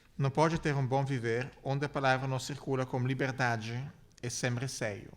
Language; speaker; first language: Portuguese; non-native, fluent; Italian